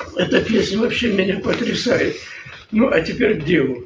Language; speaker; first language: Russian; non-native, local second language; Ukrainian